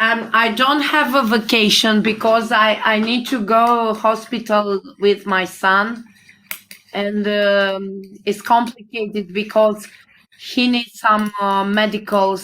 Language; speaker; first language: English; non-native, learner; Romanian